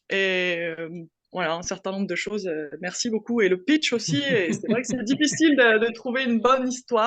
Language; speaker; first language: French; native; French